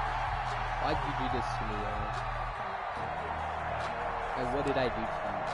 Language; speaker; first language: English; native; English